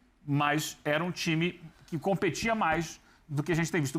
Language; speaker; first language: Portuguese; native; Portuguese